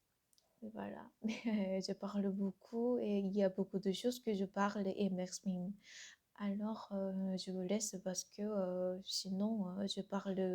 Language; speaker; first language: French; non-native, learner; Korean